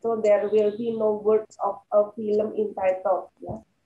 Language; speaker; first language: English; non-native, fluent; Indonesian